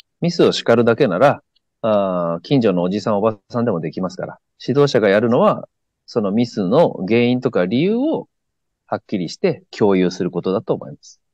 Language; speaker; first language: Japanese; native; Japanese